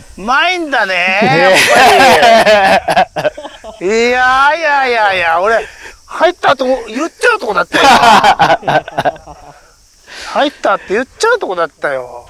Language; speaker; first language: Japanese; native; Japanese